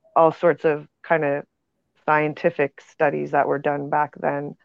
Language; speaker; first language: English; native; English